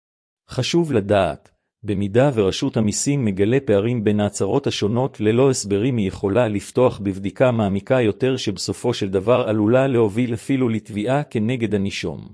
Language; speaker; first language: Hebrew; native; Hebrew